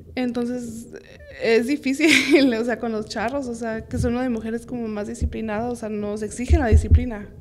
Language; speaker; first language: Spanish; early bilingual, heritage; Spanish